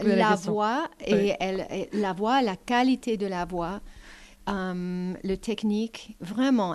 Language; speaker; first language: French; non-native, learner; English